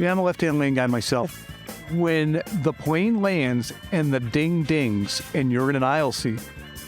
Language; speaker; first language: English; native; English